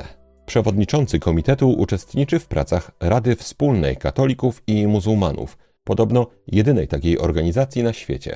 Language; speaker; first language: Polish; native; Polish